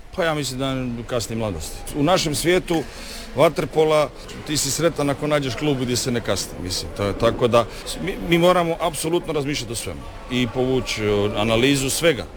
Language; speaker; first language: Croatian; native; Croatian